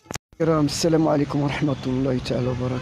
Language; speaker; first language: Arabic; native; Arabic